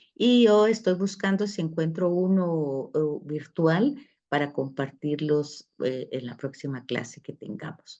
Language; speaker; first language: Spanish; native; Spanish